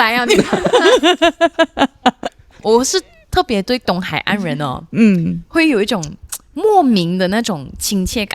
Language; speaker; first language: Chinese; non-native, local second language; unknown